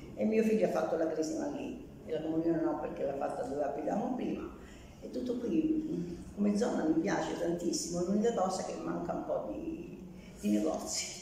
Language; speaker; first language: Italian; native; Italian